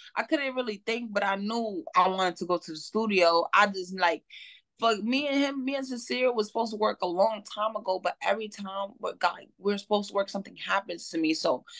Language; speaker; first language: English; native; English